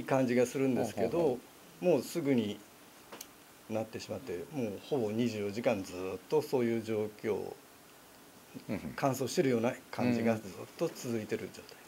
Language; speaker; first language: Japanese; native; Japanese